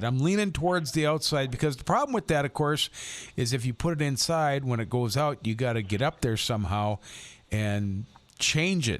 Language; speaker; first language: English; native; English